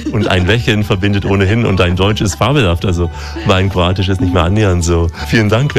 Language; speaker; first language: German; native; German